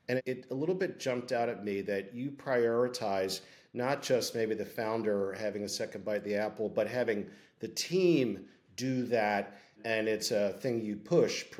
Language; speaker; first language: English; native; English